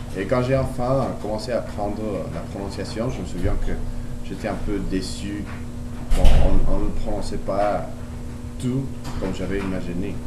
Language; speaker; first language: French; non-native, learner; English